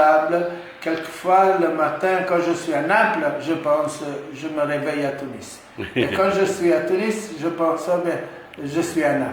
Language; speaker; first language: French; non-native, fluent; Italian